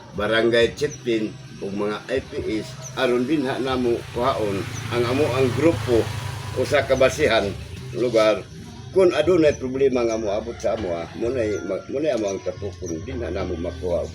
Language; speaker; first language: Cebuano; non-native, local second language; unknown